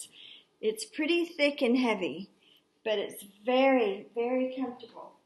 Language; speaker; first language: English; native; English